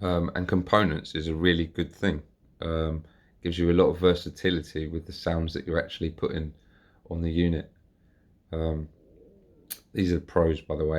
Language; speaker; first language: English; native; English